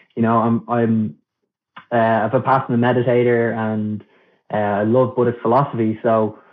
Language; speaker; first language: English; non-native, local second language; Irish